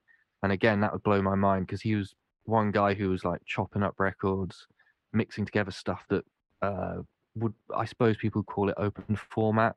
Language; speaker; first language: English; native; English